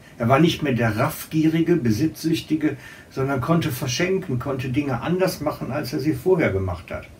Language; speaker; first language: German; native; German